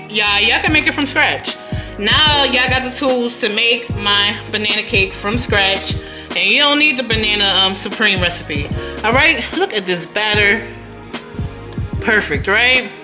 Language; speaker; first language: English; native; English